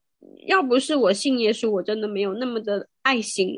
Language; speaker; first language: Chinese; non-native, local second language; Cantonese